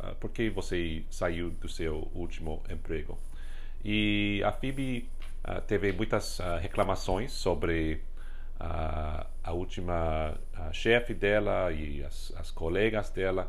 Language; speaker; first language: Portuguese; non-native, fluent; English